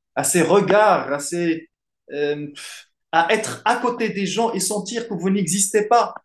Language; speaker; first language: French; non-native, local second language; Arabic